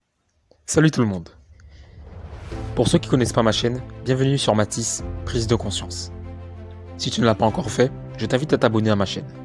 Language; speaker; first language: French; native; French